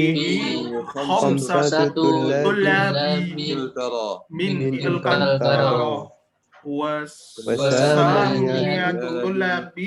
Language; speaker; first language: Arabic; non-native, learner; Indonesian